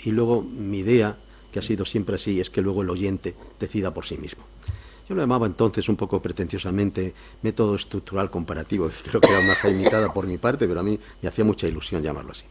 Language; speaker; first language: Spanish; native; Spanish